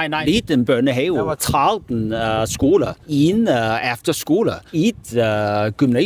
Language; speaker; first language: Danish; non-native, learner; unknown